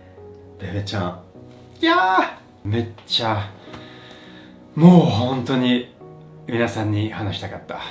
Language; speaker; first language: Japanese; non-native, fluent; French